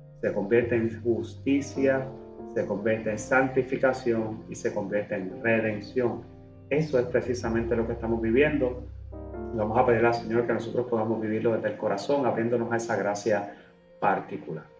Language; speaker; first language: Spanish; native; Spanish